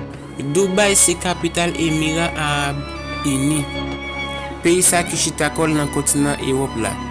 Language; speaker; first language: French; non-native, learner; Haitian Creole